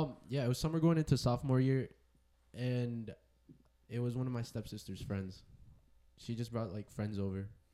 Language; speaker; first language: English; early bilingual, other home language; Spanish